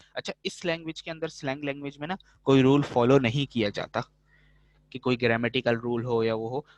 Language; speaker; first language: Urdu; native; Urdu